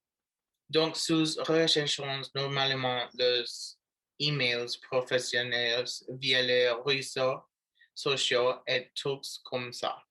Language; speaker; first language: French; non-native, learner; Spanish